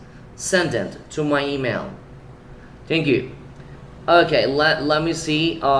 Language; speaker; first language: English; non-native, fluent; Spanish